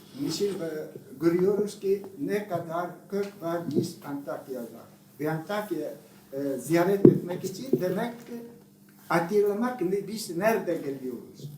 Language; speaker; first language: Turkish; non-native, learner; Italian